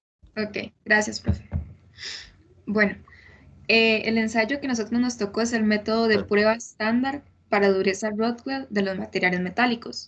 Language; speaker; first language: Spanish; native; Spanish